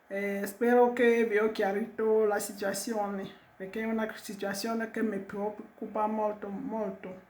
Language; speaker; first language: Italian; non-native, learner; French